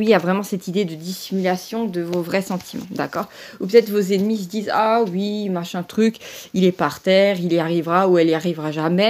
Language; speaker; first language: French; native; French